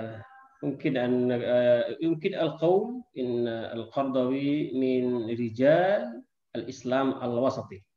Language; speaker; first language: Arabic; non-native, fluent; Indonesian